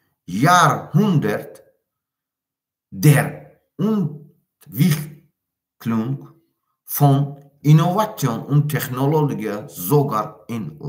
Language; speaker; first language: German; non-native, learner; Tajik